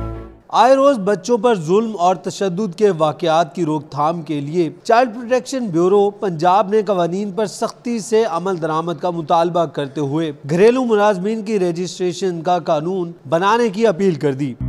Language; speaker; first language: Urdu; native; Urdu